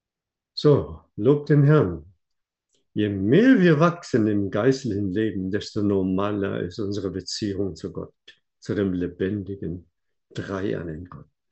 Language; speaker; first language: German; non-native, fluent; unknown